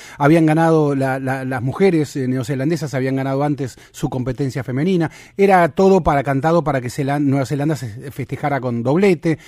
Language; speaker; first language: Spanish; native; Spanish